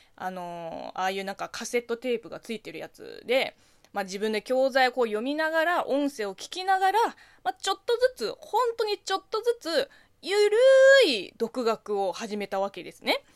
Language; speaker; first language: Japanese; non-native, fluent; Chinese